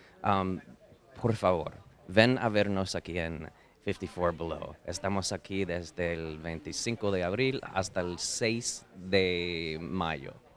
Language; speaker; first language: Spanish; non-native, fluent; English